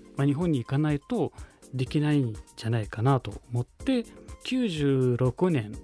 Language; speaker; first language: Japanese; non-native, fluent; Arabic